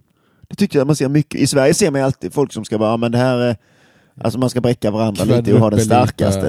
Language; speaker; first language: Swedish; native; Swedish